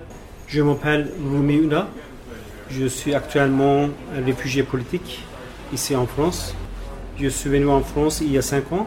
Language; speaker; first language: French; non-native, fluent; Turkish